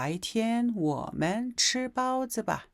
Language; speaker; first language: Chinese; non-native, fluent; Mongolian